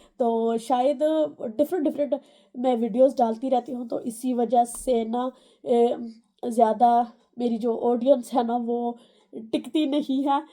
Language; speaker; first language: Urdu; non-native, local second language; Punjabi